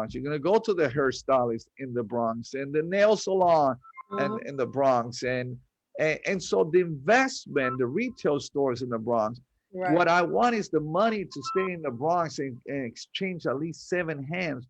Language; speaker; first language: English; early bilingual, other home language; Spanish